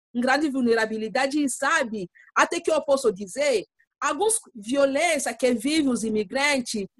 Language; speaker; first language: Portuguese; non-native, learner; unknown